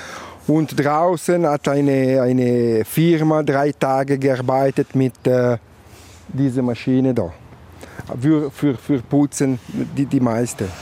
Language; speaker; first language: German; non-native, local second language; Italian